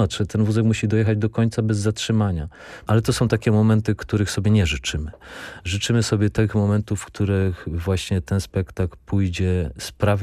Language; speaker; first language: Polish; native; Polish